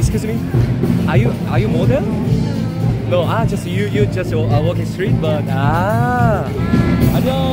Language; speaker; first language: English; non-native, learner; Korean